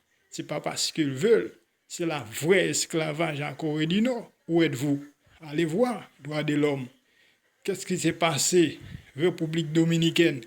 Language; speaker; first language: French; non-native, local second language; Haitian Creole